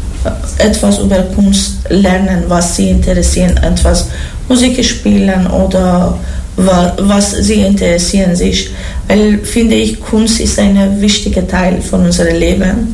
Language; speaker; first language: German; non-native, learner; Persian